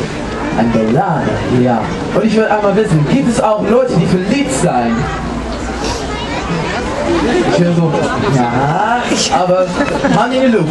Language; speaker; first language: German; non-native, learner; Dutch